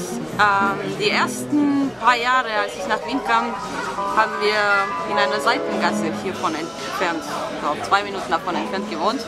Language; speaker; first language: German; non-native, fluent; Romanian